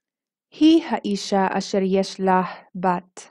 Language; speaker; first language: Hebrew; non-native, fluent; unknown